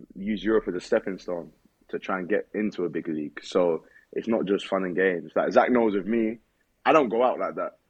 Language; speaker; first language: English; native; English